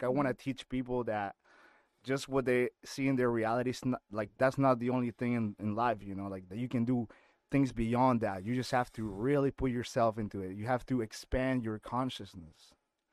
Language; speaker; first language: English; non-native, fluent; Spanish